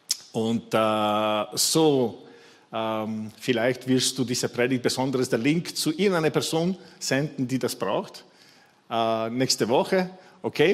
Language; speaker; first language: German; non-native, fluent; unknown